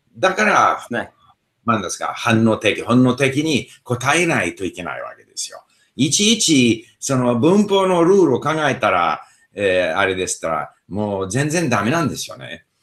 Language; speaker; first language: Japanese; non-native, fluent; English